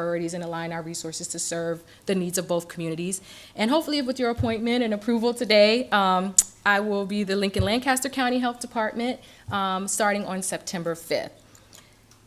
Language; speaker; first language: English; native; English